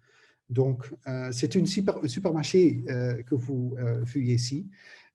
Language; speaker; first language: French; non-native, learner; Dutch